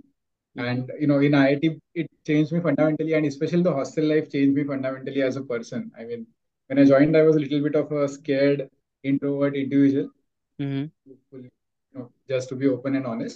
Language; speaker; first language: English; non-native, local second language; Marathi